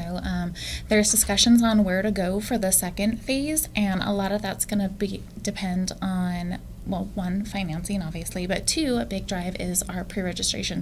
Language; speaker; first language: English; native; English